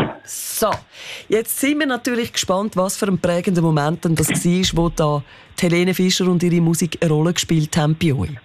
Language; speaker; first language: German; native; German